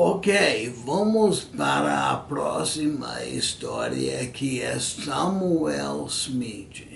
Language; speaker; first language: Portuguese; non-native, fluent; English